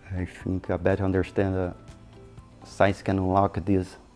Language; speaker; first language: English; non-native, fluent; Portuguese